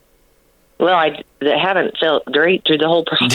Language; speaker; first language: English; native; English